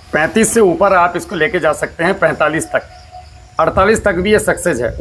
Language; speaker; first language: Hindi; native; Hindi